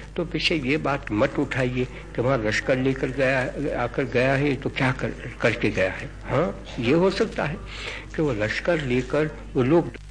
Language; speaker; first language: Hindi; non-native, local second language; Gujarati